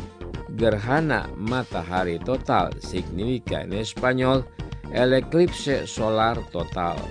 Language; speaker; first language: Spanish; non-native, fluent; Indonesian